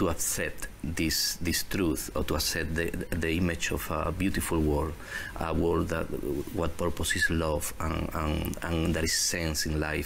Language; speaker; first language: English; non-native, learner; Spanish